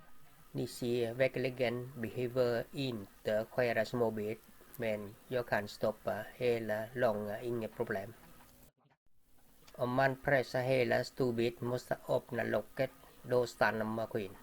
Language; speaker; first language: Swedish; non-native, learner; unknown